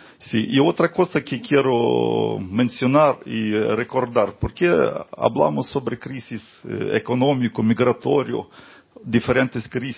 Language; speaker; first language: Portuguese; non-native, fluent; Ukrainian